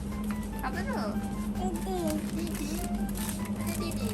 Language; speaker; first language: Malay; native; Malay